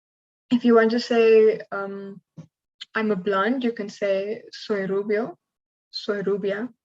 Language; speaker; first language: Spanish; non-native, learner; English